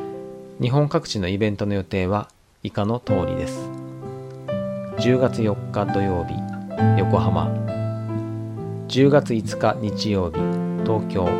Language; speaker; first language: Japanese; native; Japanese